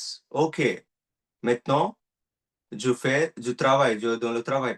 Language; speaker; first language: French; non-native, learner; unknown